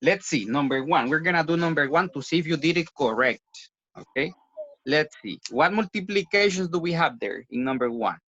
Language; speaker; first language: English; non-native, fluent; Spanish